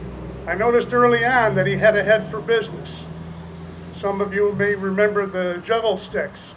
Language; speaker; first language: English; native; English